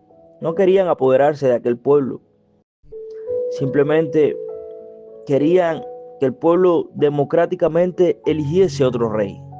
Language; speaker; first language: Spanish; native; Spanish